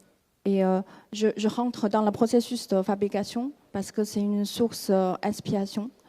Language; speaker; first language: French; non-native, fluent; Chinese